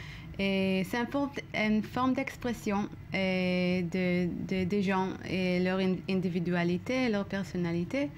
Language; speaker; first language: French; non-native, learner; Hebrew